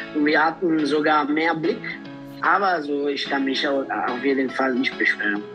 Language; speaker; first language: German; non-native, fluent; Italian